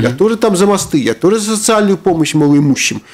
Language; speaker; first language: Russian; native; Russian